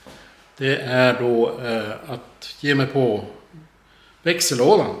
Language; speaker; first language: Swedish; native; Swedish